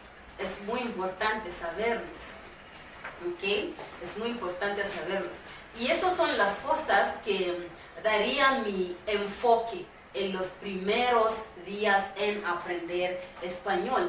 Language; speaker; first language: Spanish; non-native, fluent; Swahili